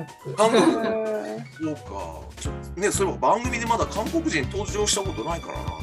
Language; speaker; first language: Japanese; native; Japanese